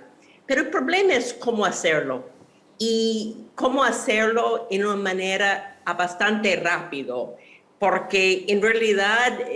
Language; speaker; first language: Spanish; non-native, fluent; English